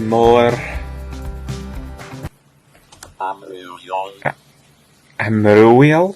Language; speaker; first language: Welsh; non-native, learner; English